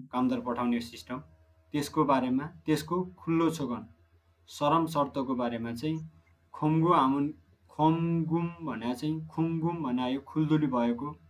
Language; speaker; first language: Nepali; native; Nepali